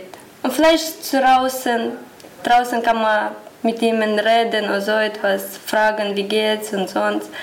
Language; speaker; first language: German; non-native, learner; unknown